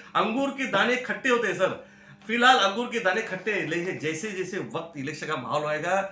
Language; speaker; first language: Hindi; non-native, local second language; Marathi